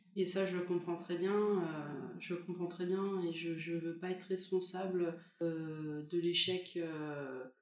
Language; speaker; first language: French; native; French